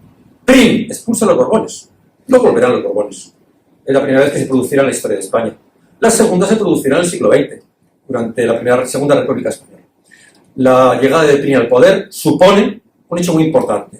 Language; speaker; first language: Spanish; native; Spanish